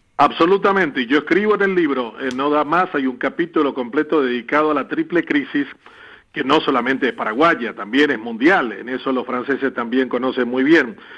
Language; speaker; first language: Spanish; non-native, local second language; Guarani